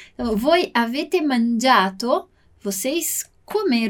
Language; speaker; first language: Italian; non-native, fluent; Portuguese